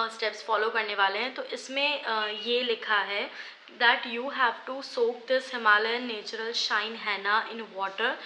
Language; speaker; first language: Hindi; non-native, local second language; Gujarati